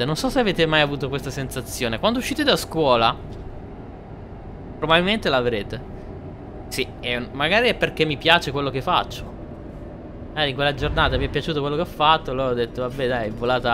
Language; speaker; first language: Italian; native; Italian